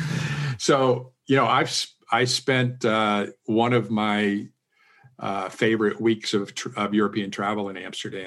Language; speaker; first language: English; native; English